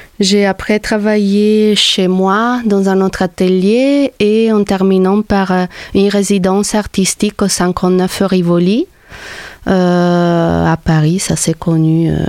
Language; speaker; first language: French; non-native, fluent; Italian